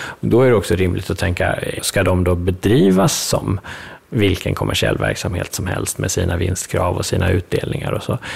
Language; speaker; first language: Swedish; early bilingual, other home language; Persian